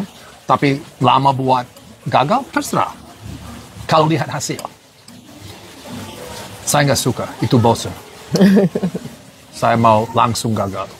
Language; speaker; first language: Indonesian; non-native, fluent; English